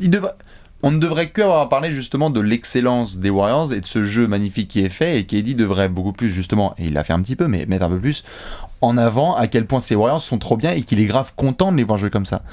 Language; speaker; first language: French; native; French